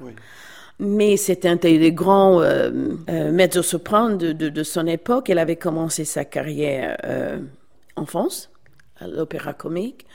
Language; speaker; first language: French; non-native, fluent; English